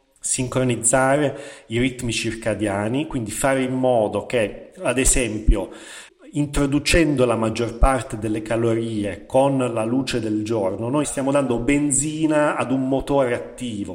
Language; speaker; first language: Italian; native; Italian